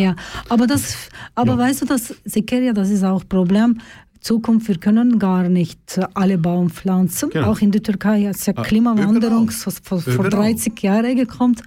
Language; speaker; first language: German; non-native, learner; Turkish